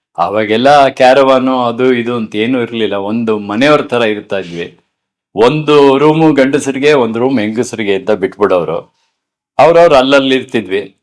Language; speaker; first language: Kannada; native; Kannada